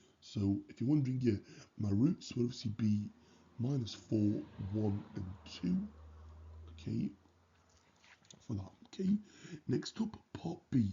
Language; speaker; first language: English; native; English